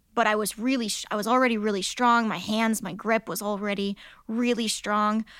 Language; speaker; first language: English; native; English